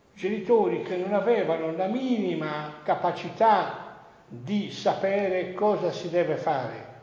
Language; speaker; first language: Italian; native; Italian